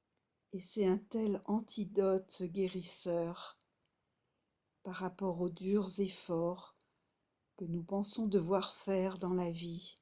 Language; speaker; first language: French; native; French